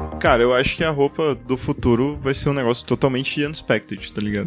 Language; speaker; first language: Portuguese; native; Portuguese